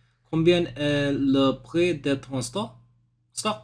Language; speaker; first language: French; non-native, learner; English